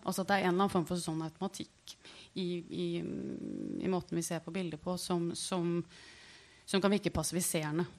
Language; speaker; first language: Norwegian; native; Norwegian